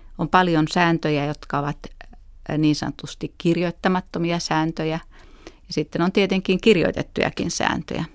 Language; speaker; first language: Finnish; native; Finnish